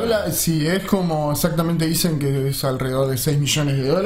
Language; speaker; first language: Spanish; native; Spanish